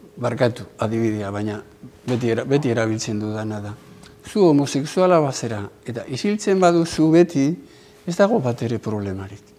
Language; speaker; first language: Basque; native; Basque